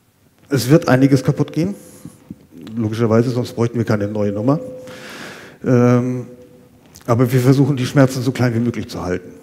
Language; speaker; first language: German; native; German